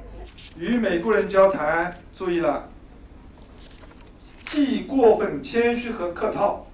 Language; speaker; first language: Chinese; native; Chinese